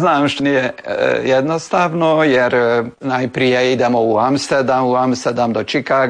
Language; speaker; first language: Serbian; early bilingual, heritage; Croatian